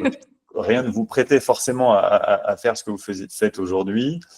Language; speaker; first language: French; native; French